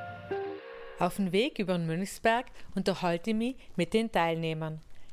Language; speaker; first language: German; native; German